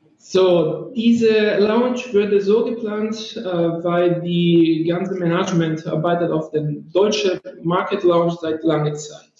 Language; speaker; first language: German; non-native, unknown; Italian